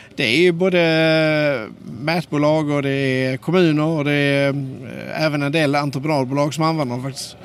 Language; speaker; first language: Swedish; native; Swedish